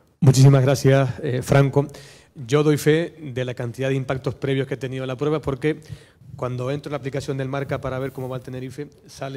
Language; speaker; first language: Spanish; native; Spanish